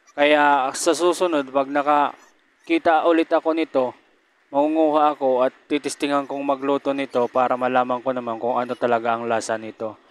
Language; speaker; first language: Filipino; non-native, local second language; Waray